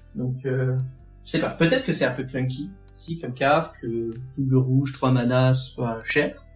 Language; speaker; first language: French; native; French